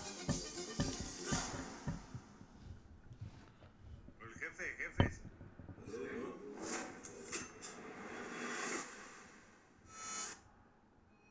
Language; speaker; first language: English; early bilingual, other home language; Spanish